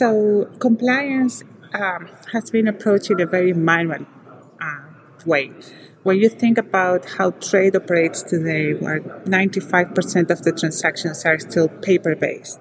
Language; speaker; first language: English; non-native, fluent; Spanish